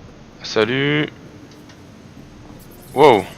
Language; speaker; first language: French; native; French